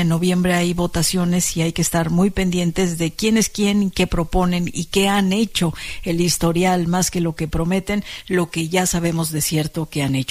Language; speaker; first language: Spanish; native; Spanish